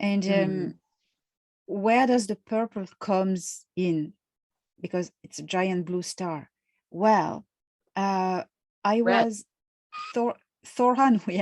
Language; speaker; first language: English; non-native, fluent; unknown